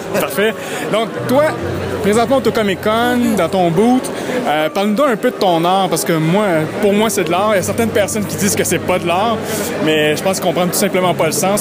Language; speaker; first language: French; native; French